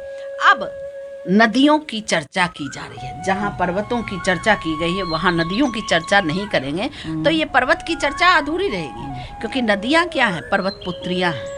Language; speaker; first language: Hindi; native; Hindi